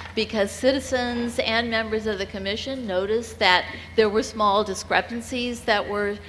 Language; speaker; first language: English; native; English